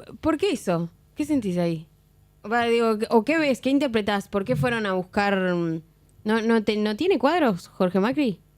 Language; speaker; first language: Spanish; native; Spanish